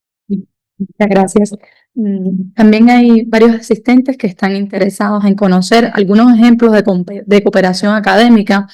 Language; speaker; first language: Spanish; native; Spanish